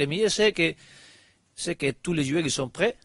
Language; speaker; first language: French; non-native, learner; Spanish